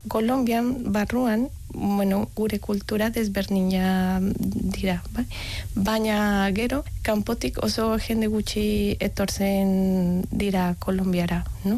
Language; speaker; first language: Basque; non-native, learner; Spanish